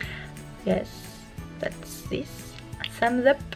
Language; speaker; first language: English; non-native, learner; French